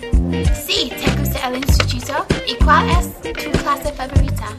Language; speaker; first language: Spanish; non-native, learner; English